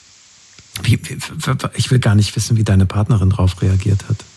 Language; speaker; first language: German; native; German